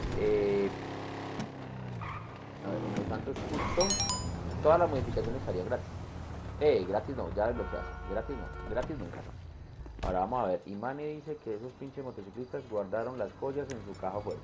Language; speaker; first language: Spanish; native; Spanish